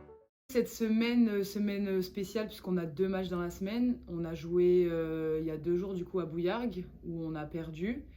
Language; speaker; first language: French; native; French